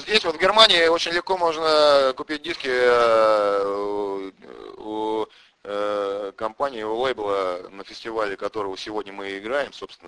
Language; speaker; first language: Russian; native; Russian